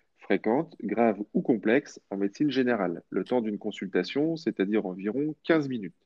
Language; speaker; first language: French; native; French